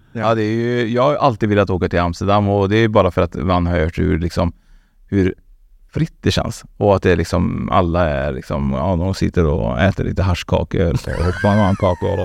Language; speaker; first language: Swedish; native; Swedish